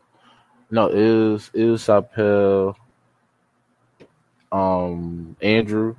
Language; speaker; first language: French; non-native, learner; English